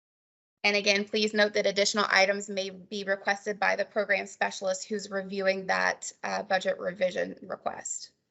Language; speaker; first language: English; native; English